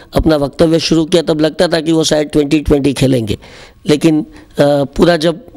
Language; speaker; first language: Hindi; non-native, local second language; Gujarati